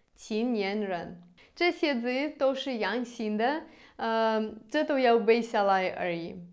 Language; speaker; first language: Chinese; non-native, fluent; Russian